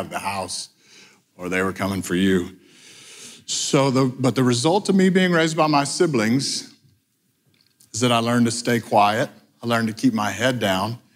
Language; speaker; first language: English; native; English